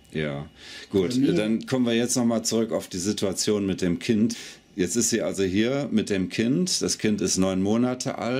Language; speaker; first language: German; native; German